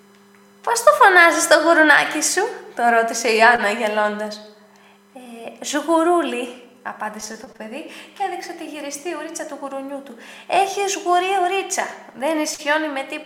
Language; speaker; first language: Greek; native; Greek